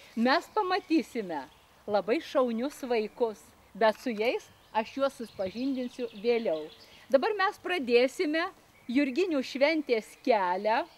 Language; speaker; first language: Lithuanian; native; Lithuanian